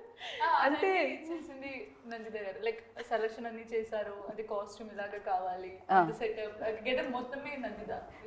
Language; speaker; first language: Telugu; non-native, learner; Malayalam